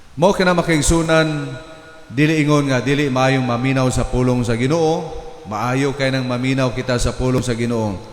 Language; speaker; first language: Cebuano; native; Cebuano